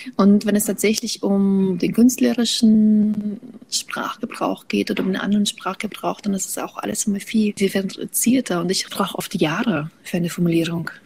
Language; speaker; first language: German; early bilingual, other home language; Russian